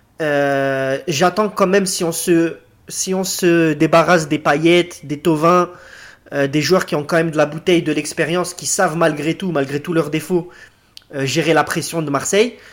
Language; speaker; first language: French; native; French